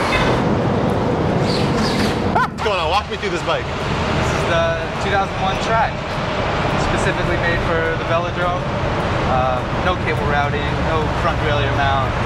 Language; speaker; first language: English; native; English